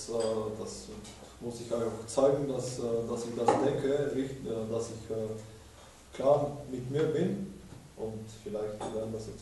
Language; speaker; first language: German; non-native, fluent; Bulgarian